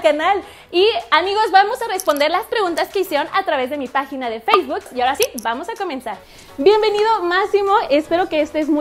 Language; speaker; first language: Spanish; native; Spanish